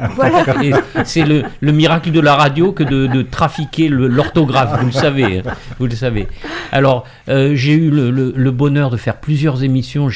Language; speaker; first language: French; native; French